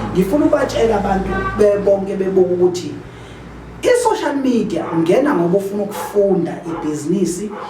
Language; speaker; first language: Zulu; native; Zulu